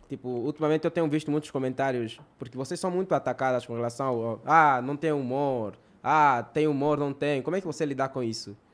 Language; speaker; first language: Portuguese; native; Portuguese